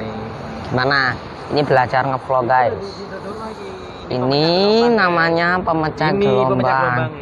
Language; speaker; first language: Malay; non-native, local second language; Javanese